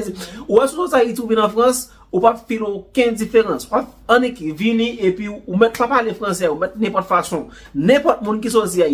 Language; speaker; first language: French; non-native, learner; Haitian Creole